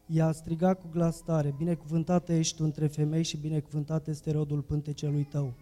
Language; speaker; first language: Romanian; native; Romanian